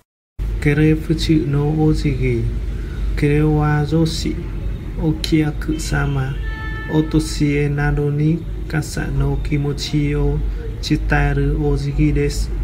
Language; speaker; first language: Japanese; non-native, learner; Vietnamese